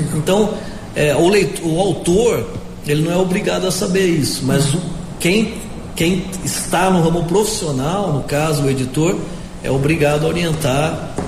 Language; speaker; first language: Portuguese; native; Portuguese